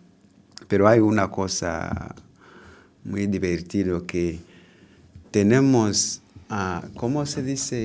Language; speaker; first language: Spanish; non-native, learner; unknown